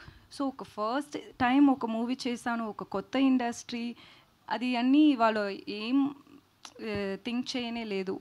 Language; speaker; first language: Telugu; non-native, learner; Tamil